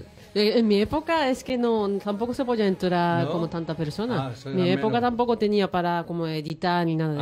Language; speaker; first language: Spanish; non-native, fluent; Japanese